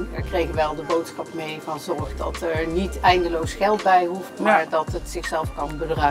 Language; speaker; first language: Dutch; native; Dutch